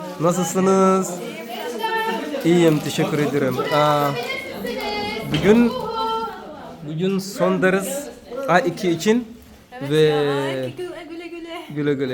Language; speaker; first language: Turkish; non-native, learner; Arabic